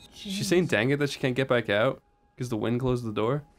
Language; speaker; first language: English; native; English